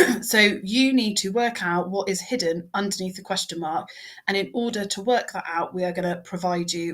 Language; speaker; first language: English; native; English